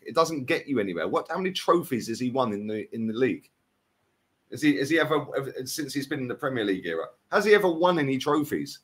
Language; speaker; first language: English; native; English